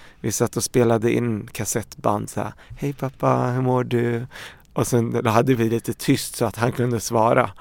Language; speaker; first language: Swedish; early bilingual, other home language; Arabic